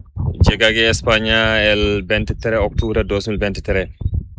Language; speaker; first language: Spanish; non-native, learner; Fula